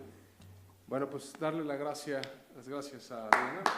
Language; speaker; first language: Spanish; native; Spanish